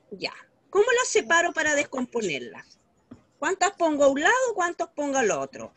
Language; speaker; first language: Spanish; native; Spanish